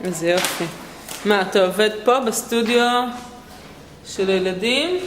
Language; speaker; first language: Hebrew; native; Hebrew